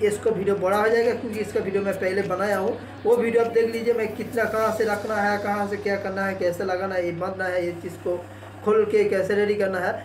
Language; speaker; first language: Hindi; non-native, local second language; Kannada